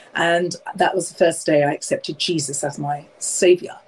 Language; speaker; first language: English; native; English